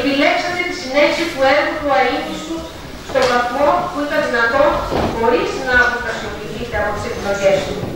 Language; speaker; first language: Greek; native; Greek